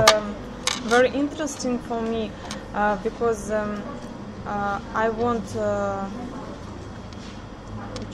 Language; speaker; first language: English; non-native, learner; Russian